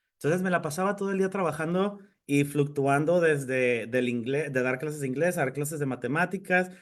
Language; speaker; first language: Spanish; native; Spanish